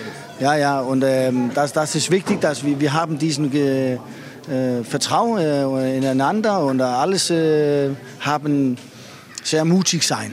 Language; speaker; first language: German; non-native, fluent; Danish